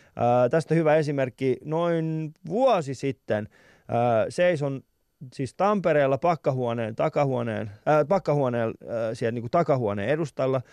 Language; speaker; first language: Finnish; early bilingual, other home language; Persian